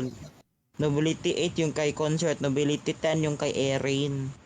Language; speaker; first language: Filipino; native; Filipino